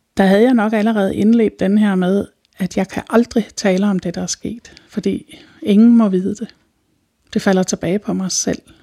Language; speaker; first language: Danish; native; Danish